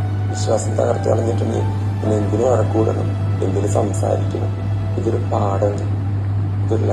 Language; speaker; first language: Malayalam; native; Malayalam